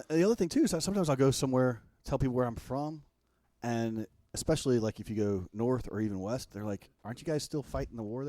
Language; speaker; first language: English; native; English